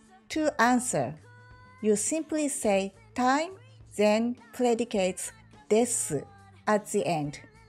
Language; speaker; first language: English; non-native, fluent; Japanese